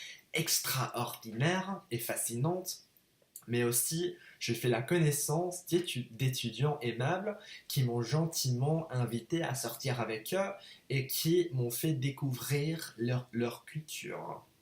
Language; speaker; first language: French; non-native, fluent; English